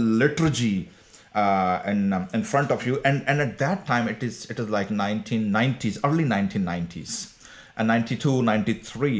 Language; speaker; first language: English; non-native, local second language; Punjabi